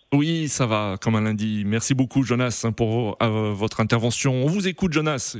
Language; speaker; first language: French; native; French